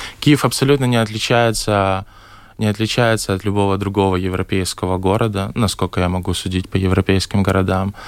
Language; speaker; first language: Russian; native; Russian